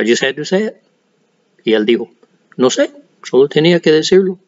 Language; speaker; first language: Spanish; non-native, fluent; English